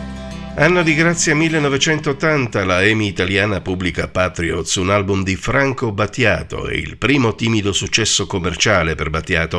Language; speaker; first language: Italian; native; Italian